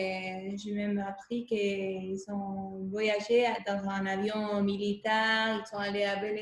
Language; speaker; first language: French; non-native, fluent; Spanish